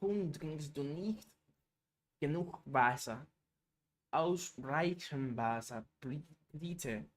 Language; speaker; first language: German; non-native, learner; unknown